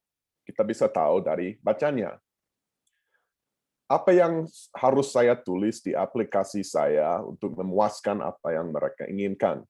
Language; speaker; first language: Indonesian; non-native, fluent; English